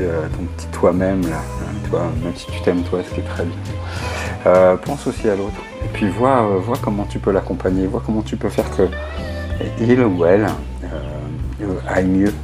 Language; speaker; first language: French; native; French